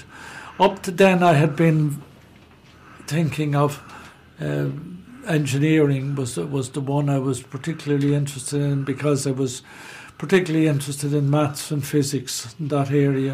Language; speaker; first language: English; native; English